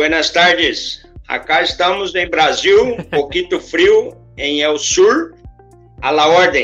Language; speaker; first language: Spanish; non-native, learner; Portuguese